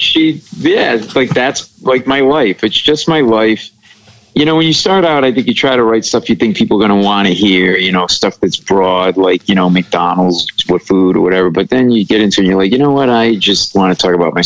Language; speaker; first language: English; native; English